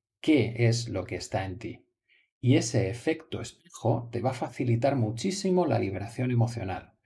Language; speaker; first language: Spanish; native; Spanish